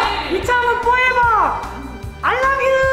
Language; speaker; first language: Korean; native; Korean